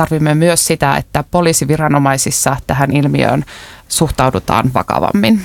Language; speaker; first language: Finnish; native; Finnish